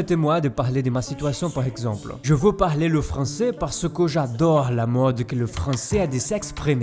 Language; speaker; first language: French; non-native, learner; Portuguese